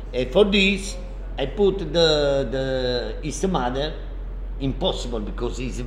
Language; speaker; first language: English; non-native, learner; Italian